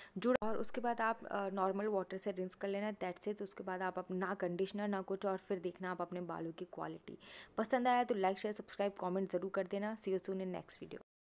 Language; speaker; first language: Hindi; native; Hindi